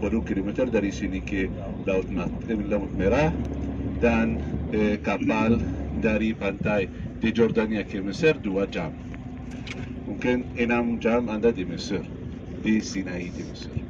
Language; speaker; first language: Indonesian; non-native, learner; Arabic